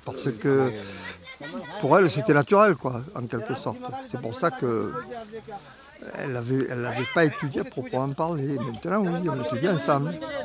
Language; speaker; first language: French; native; French